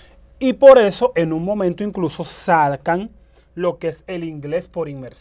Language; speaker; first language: Spanish; native; Spanish